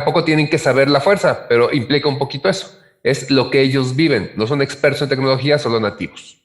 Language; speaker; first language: Spanish; native; Spanish